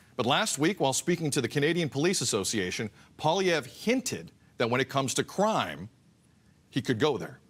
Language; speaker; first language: English; native; English